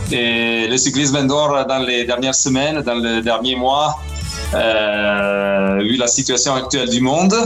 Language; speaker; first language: French; non-native, fluent; Italian